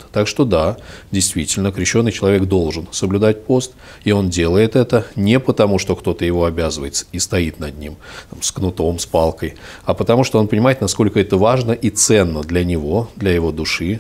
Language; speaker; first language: Russian; native; Russian